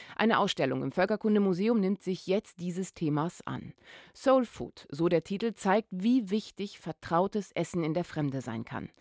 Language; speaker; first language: German; native; German